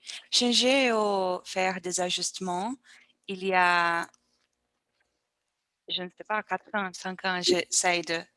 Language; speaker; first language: French; non-native, learner; Portuguese